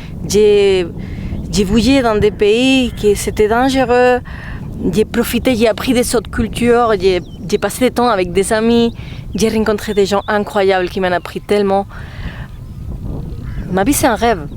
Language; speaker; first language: French; non-native, fluent; Spanish